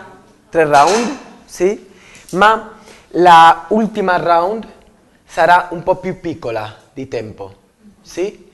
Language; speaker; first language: Italian; non-native, learner; Spanish